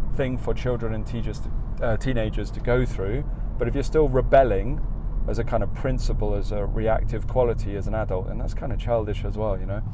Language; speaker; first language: English; native; English